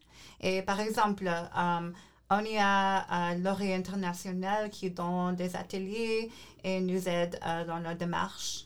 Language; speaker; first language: French; non-native, learner; English